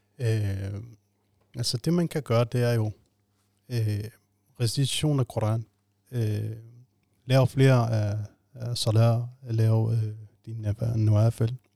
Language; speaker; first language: Danish; non-native, fluent; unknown